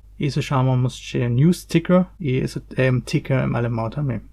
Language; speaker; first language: Portuguese; non-native, learner; German